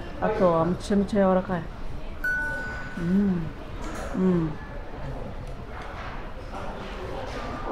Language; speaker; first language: Japanese; non-native, learner; Arabic